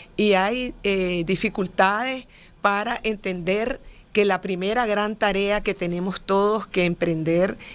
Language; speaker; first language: Spanish; native; Spanish